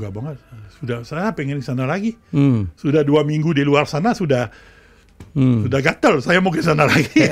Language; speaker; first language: Indonesian; non-native, fluent; French